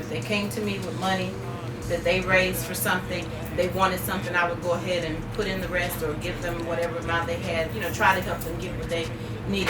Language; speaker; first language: English; native; English